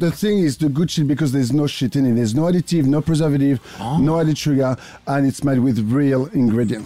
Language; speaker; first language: English; non-native, fluent; French